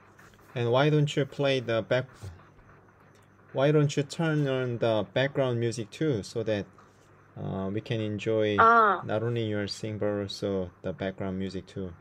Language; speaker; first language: English; non-native, fluent; Korean